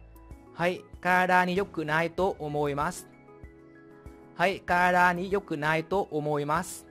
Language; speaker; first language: Japanese; non-native, fluent; Vietnamese